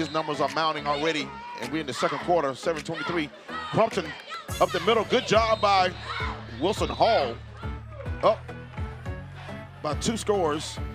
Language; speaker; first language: English; native; English